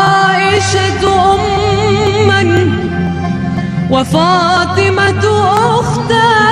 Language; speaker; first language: Arabic; non-native, fluent; Indonesian